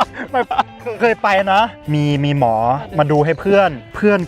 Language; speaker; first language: Thai; non-native, fluent; German